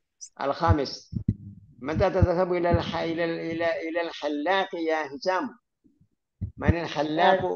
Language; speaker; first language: Arabic; non-native, fluent; Malayalam